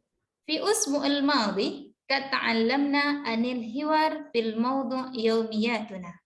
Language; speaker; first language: Arabic; non-native, learner; Indonesian